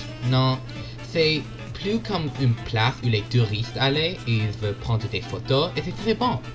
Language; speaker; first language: French; non-native, learner; English